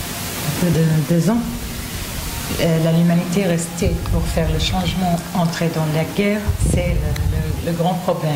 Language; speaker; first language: French; non-native, fluent; Arabic